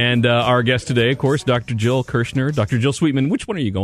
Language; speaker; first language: English; native; English